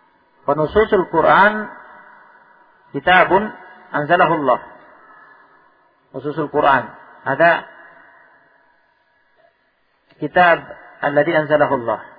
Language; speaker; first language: Arabic; non-native, fluent; Indonesian